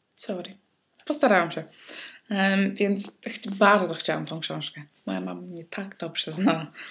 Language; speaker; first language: Polish; early bilingual, heritage; Polish